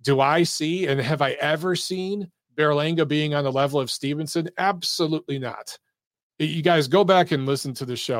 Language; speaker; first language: English; native; English